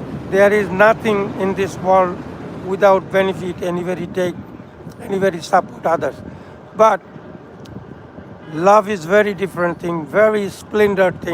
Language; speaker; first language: English; non-native, local second language; Bangla